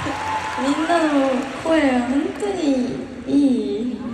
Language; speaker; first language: Japanese; non-native, learner; Korean